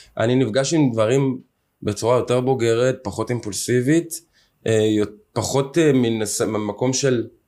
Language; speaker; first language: Hebrew; native; Hebrew